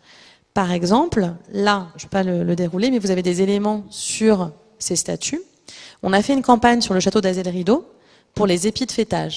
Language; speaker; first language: French; native; French